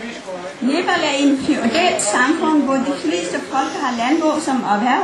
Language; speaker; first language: Danish; non-native, fluent; Nepali